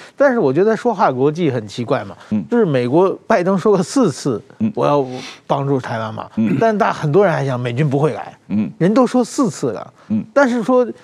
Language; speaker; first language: Chinese; native; Chinese